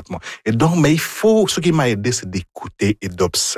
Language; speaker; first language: French; non-native, fluent; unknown